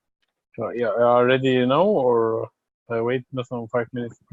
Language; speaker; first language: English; non-native, learner; Arabic